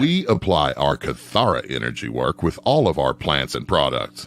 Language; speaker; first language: English; native; English